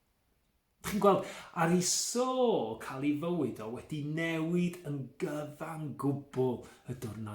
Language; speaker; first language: Welsh; native; Welsh